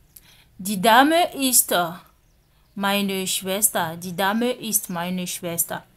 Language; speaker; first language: German; non-native, fluent; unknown